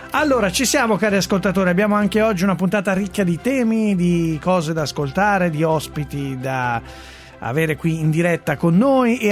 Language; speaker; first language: Italian; native; Italian